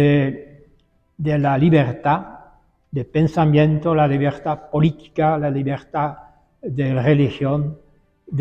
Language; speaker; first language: Spanish; non-native, fluent; Dutch